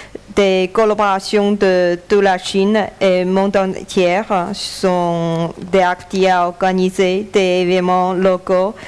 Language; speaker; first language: French; non-native, learner; Chinese